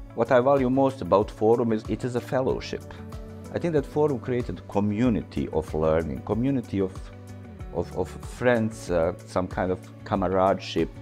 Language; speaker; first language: English; non-native, fluent; Bosnian